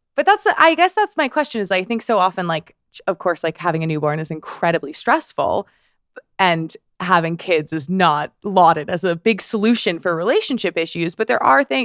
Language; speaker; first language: English; native; English